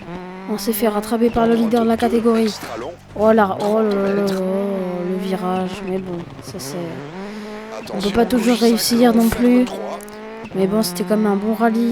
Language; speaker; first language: French; native; French